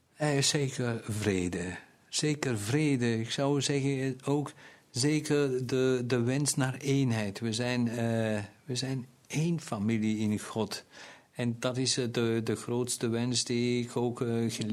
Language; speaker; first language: Dutch; non-native, local second language; German